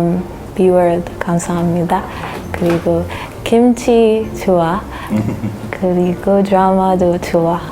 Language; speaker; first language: Korean; non-native, learner; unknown